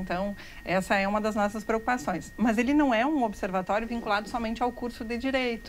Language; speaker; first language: Portuguese; native; Portuguese